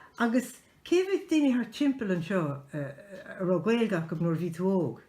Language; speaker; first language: Irish; native; Irish